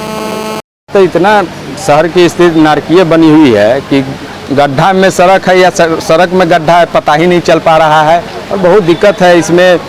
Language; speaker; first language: Hindi; native; Hindi